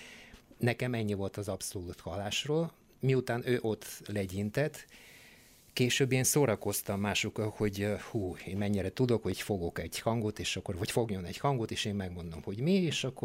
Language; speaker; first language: Hungarian; non-native, fluent; Bulgarian